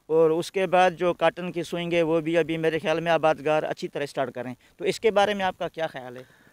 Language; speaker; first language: Urdu; non-native, local second language; Sindhi